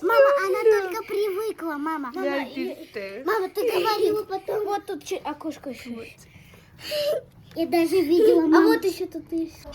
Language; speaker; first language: Russian; early bilingual, other home language; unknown